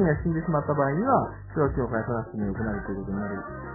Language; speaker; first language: Japanese; native; Japanese